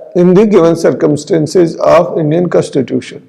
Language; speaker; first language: English; non-native, local second language; Hindi